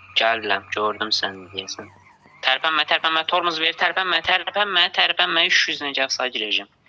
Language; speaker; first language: Turkish; non-native, fluent; Azerbaijani